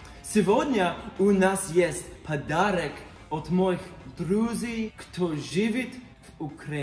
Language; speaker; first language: Russian; non-native, learner; English